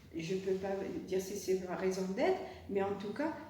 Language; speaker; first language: French; non-native, local second language; Arabic